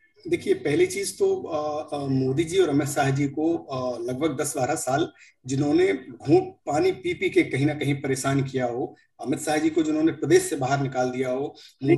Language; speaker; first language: Hindi; native; Hindi